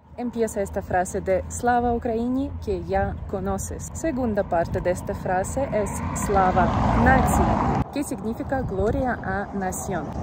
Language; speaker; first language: Spanish; non-native, fluent; Ukrainian